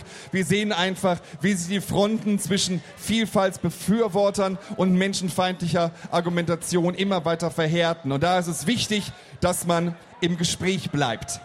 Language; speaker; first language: German; native; German